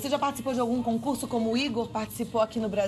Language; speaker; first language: Portuguese; native; Portuguese